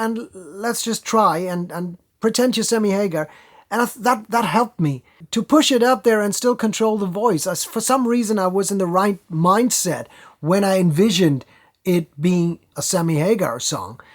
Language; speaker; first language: English; non-native, fluent; German